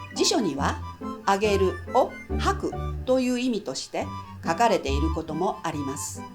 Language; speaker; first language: Japanese; native; Japanese